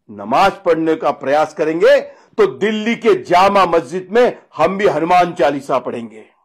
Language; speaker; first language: Hindi; non-native, local second language; Marathi